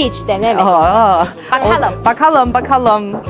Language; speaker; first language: Turkish; non-native, learner; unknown